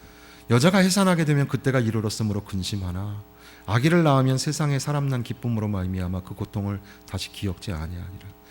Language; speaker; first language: Korean; native; Korean